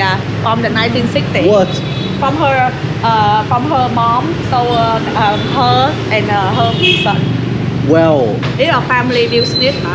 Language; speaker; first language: English; non-native, learner; Vietnamese